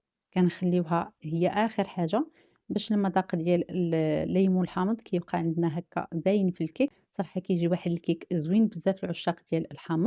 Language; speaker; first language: Arabic; native; Arabic